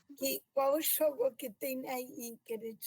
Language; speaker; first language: Portuguese; non-native, fluent; Spanish